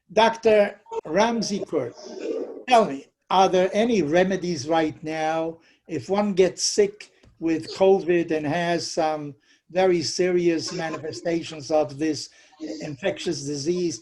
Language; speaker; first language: English; non-native, fluent; Spanish